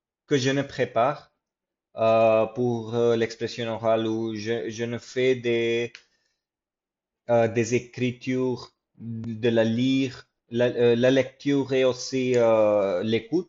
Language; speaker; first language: French; non-native, fluent; English